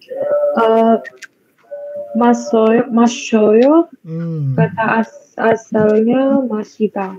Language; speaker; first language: Korean; non-native, learner; Indonesian